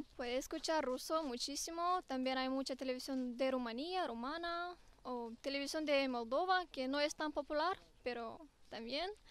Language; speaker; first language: Spanish; non-native, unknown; Romanian